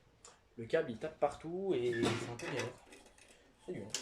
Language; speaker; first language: French; native; French